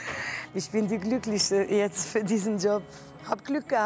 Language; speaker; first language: German; non-native, fluent; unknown